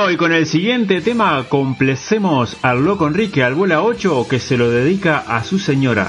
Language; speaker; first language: Spanish; native; Spanish